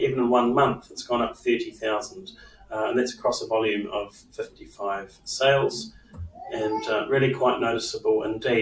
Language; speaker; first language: English; native; English